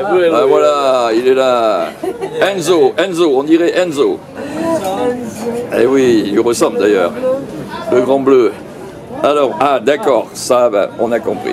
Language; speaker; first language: French; native; French